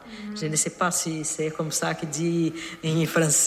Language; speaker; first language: French; non-native, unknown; Portuguese